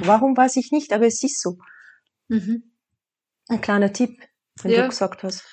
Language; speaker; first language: German; non-native, fluent; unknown